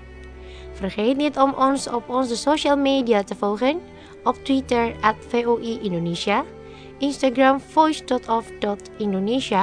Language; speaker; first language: Dutch; non-native, fluent; Indonesian